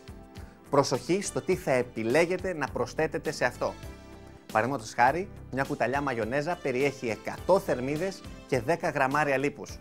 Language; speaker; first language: Greek; native; Greek